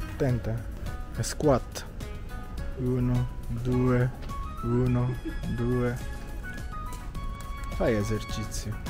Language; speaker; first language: Italian; non-native, learner; Japanese